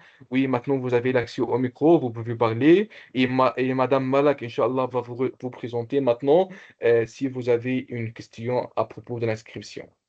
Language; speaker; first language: French; non-native, local second language; Comorian